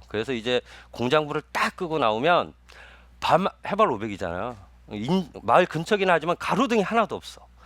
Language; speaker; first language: Korean; native; Korean